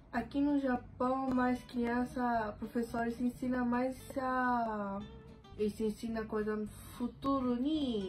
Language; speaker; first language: Portuguese; early bilingual, other home language; Japanese